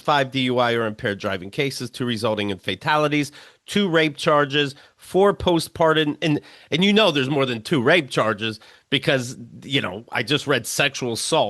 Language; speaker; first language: English; native; English